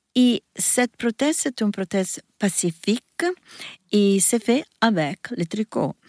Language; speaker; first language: French; non-native, learner; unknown